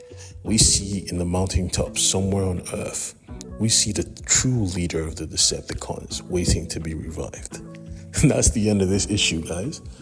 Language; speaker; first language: English; native; English